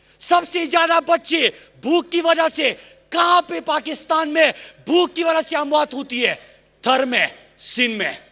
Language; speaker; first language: Urdu; non-native, local second language; Pashto